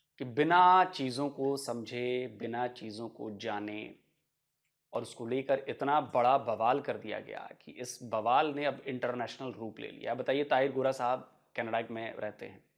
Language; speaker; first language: Hindi; native; Hindi